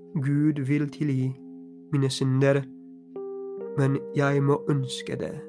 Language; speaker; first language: Norwegian; non-native, fluent; Polish